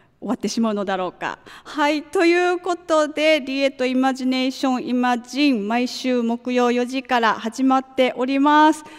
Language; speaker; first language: Japanese; native; Japanese